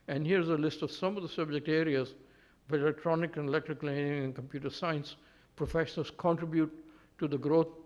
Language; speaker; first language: English; native; English